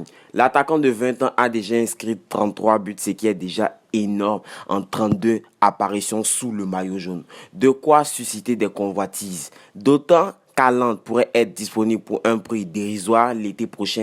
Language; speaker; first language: French; native; French